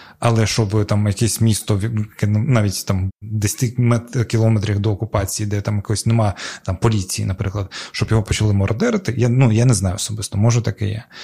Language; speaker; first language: Ukrainian; non-native, local second language; Crimean Tatar